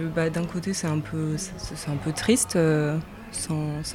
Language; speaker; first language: French; native; French